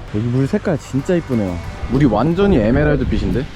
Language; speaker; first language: Korean; native; Korean